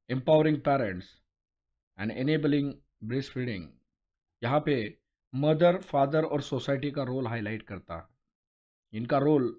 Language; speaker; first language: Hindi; non-native, local second language; Marathi